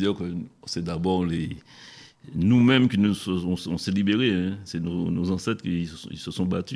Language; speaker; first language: French; native; French